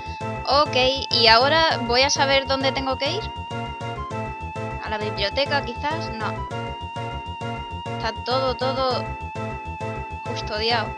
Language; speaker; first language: Spanish; native; Spanish